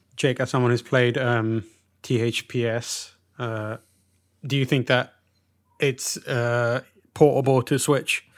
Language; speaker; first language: English; early bilingual, other home language; Urdu